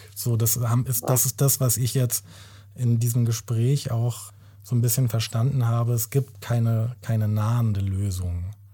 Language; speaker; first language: German; native; German